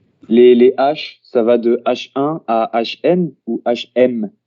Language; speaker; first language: French; native; French